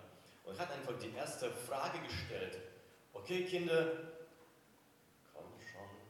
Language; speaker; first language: German; non-native, fluent; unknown